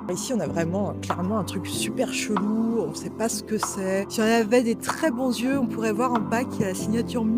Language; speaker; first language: French; native; French